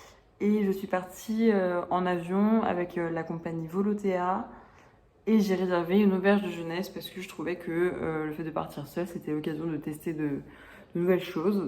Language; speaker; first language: French; native; French